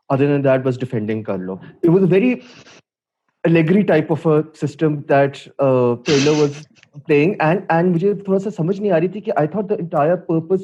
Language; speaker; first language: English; non-native, local second language; Urdu